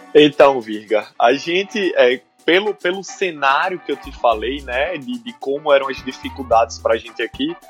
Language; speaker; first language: Portuguese; native; Portuguese